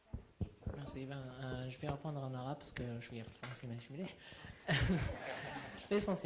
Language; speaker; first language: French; non-native, local second language; Arabic